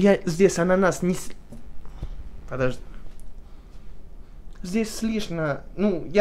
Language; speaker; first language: Russian; early bilingual, heritage; Italian